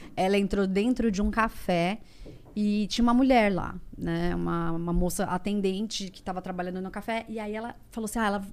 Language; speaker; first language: Portuguese; native; Portuguese